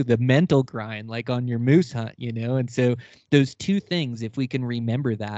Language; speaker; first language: English; native; English